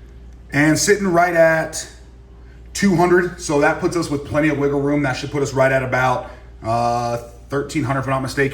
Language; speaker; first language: English; native; English